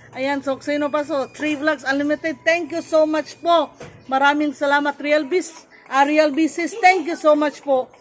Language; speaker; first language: Filipino; non-native, local second language; Cebuano